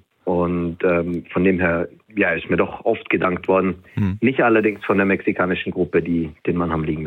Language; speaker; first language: German; native; German